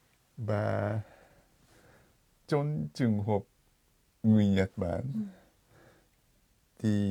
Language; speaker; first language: Vietnamese; non-native, fluent; Japanese